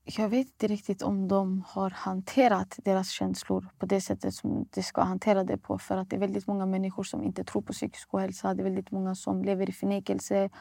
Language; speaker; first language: Swedish; early bilingual, other home language; Somali